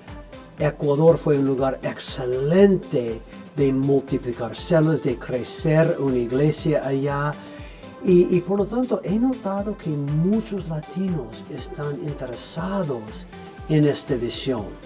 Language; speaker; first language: Spanish; non-native, fluent; English